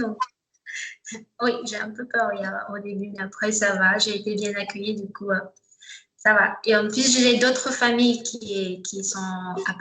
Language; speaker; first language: French; non-native, local second language; Malagasy